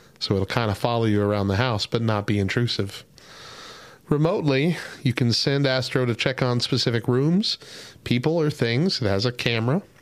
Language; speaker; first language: English; native; English